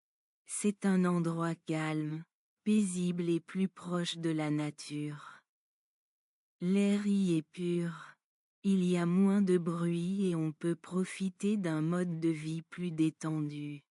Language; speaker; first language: French; non-native, learner; Bangla